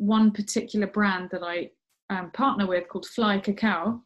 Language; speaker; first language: English; native; English